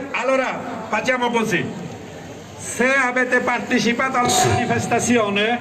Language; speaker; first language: Italian; non-native, fluent; Bangla